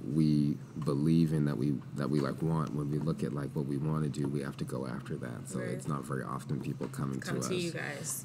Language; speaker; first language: English; native; English